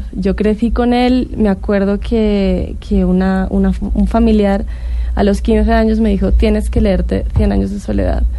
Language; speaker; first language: Spanish; non-native, local second language; Catalan